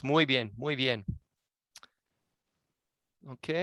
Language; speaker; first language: Spanish; non-native, fluent; English